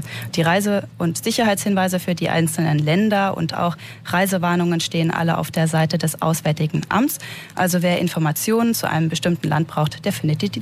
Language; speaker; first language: German; native; German